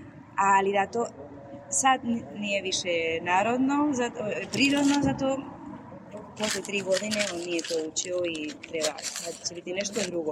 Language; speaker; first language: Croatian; non-native, learner; Spanish